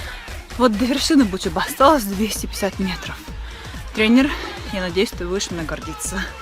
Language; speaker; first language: Russian; native; Russian